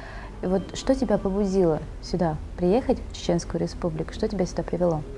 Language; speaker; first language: Russian; native; Russian